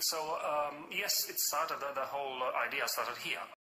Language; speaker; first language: English; non-native, fluent; Romanian